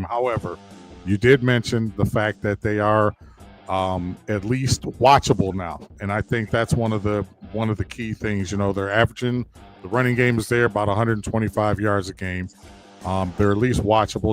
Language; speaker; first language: English; native; English